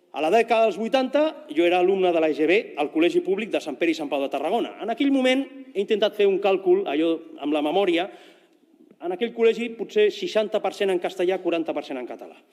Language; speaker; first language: Catalan; non-native, local second language; Spanish